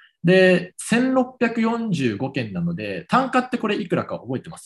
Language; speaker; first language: Japanese; native; Japanese